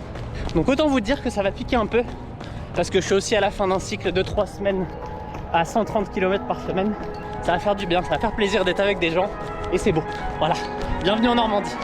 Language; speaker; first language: French; native; French